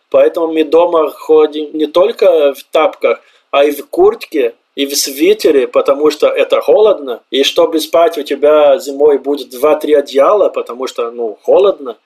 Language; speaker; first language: Russian; non-native, fluent; Portuguese